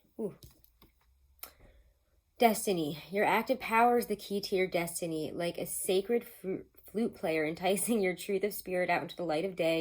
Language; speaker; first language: English; native; English